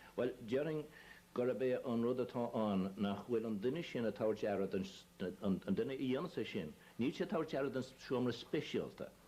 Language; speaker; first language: Irish; native; Irish